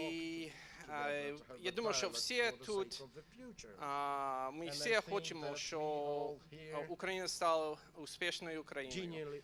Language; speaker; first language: Ukrainian; non-native, fluent; English